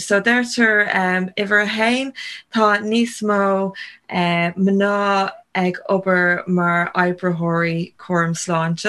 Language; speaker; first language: Irish; non-native, local second language; English